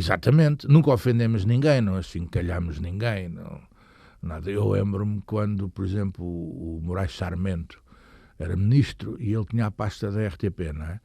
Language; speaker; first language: Portuguese; native; Portuguese